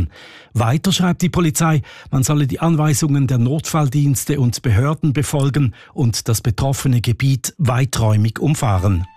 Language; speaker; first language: German; native; German